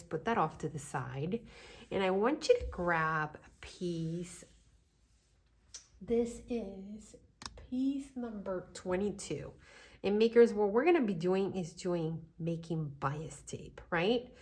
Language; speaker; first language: English; native; English